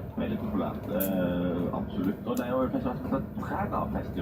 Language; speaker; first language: Norwegian; native; Norwegian